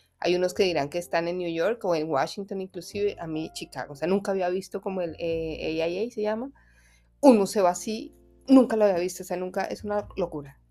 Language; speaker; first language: Spanish; native; Spanish